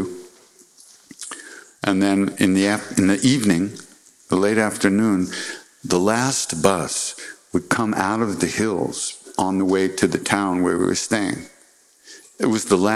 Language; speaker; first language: English; native; English